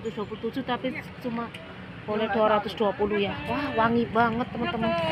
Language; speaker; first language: Indonesian; native; Indonesian